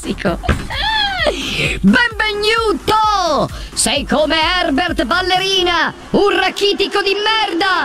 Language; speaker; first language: Italian; native; Italian